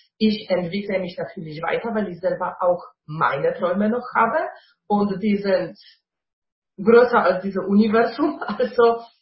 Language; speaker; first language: German; non-native, fluent; Polish